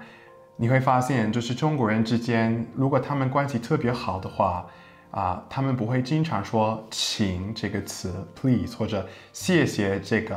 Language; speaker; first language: Chinese; non-native, fluent; English